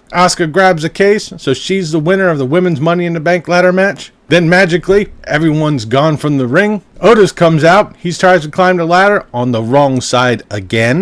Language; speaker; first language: English; native; English